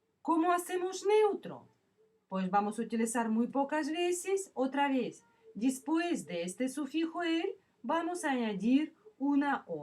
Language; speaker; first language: Spanish; non-native, fluent; Russian